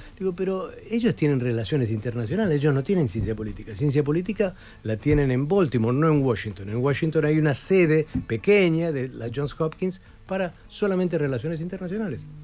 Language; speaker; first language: Spanish; native; Spanish